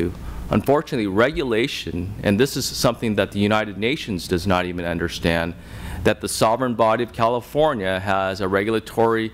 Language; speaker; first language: English; native; English